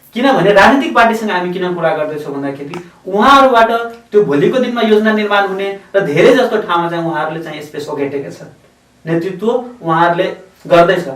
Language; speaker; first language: Nepali; non-native, local second language; Maithili